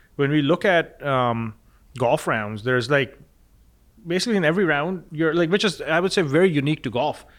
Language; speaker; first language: English; non-native, local second language; Punjabi